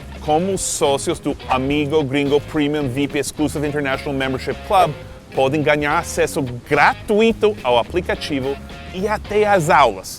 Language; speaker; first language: Portuguese; non-native, fluent; English